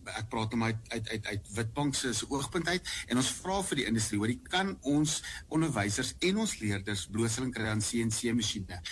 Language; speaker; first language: Afrikaans; native; Afrikaans